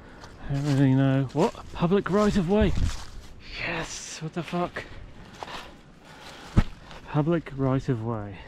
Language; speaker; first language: English; native; English